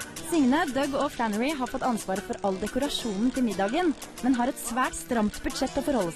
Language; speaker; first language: Norwegian; native; Norwegian